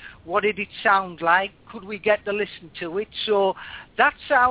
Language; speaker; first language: English; native; English